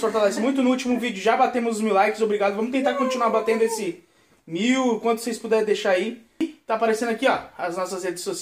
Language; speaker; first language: Portuguese; native; Portuguese